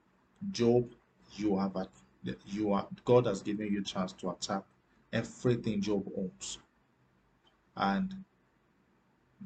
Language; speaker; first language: English; non-native, local second language; Yoruba